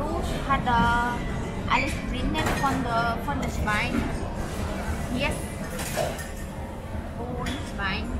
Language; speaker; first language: German; non-native, learner; Thai